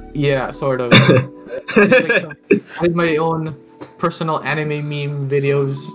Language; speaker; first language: English; non-native, fluent; Filipino